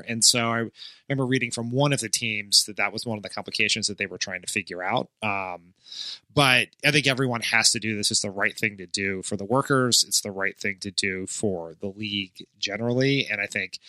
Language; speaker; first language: English; native; English